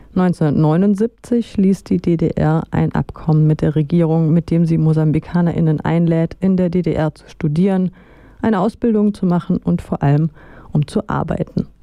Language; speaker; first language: German; native; German